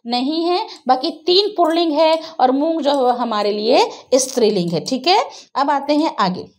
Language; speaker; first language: Hindi; native; Hindi